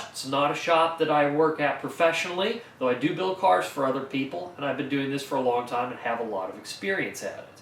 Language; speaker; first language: English; native; English